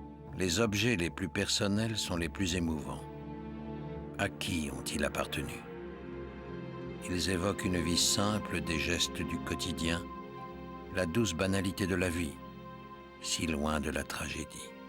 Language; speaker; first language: French; native; French